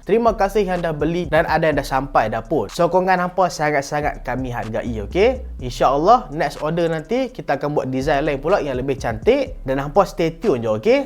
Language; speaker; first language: Malay; native; Malay